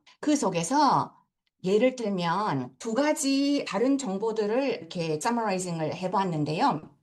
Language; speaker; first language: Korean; early bilingual, heritage; Japanese